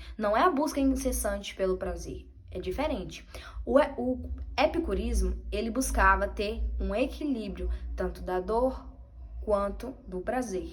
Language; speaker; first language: Portuguese; native; Portuguese